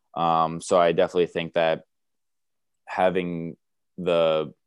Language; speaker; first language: English; early bilingual, other home language; Romanian